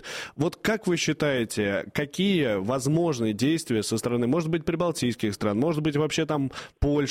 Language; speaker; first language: Russian; native; Russian